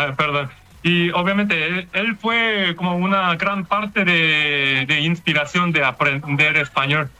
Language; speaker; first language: Spanish; non-native, learner; Korean